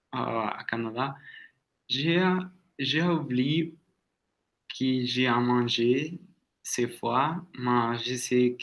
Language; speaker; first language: French; non-native, learner; Spanish